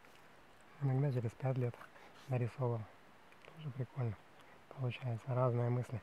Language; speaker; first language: Russian; native; Russian